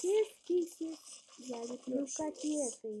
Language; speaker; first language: Russian; early bilingual, heritage; Russian